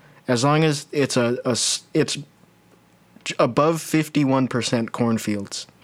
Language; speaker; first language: English; native; English